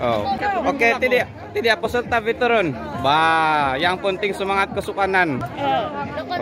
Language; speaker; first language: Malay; non-native, local second language; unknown